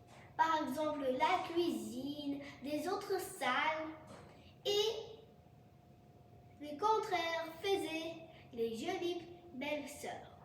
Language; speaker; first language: French; non-native, learner; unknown